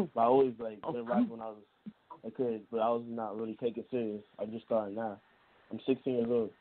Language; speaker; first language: English; native; English